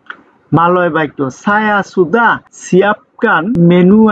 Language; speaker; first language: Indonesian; non-native, fluent; Bangla